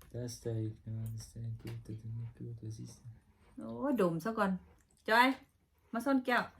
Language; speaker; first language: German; non-native, learner; Thai